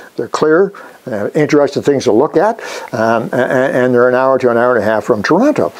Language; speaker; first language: English; native; English